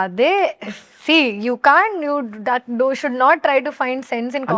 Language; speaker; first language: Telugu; non-native, local second language; Hindi